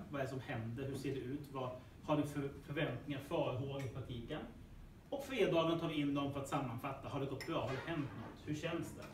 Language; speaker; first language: Swedish; native; Swedish